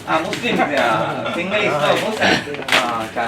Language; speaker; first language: English; non-native, local second language; Sinhala